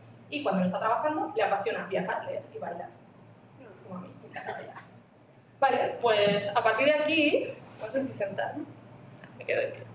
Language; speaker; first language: Spanish; native; Spanish